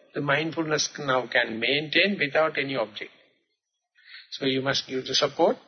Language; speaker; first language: English; non-native, local second language; Sinhala